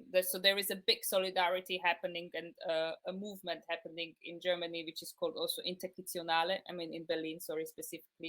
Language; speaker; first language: English; non-native, fluent; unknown